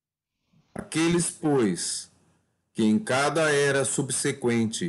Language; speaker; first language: Portuguese; native; Portuguese